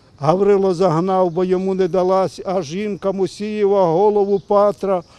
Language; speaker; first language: Ukrainian; native; Ukrainian